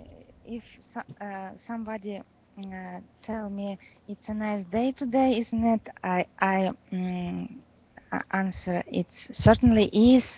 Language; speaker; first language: English; non-native, learner; Russian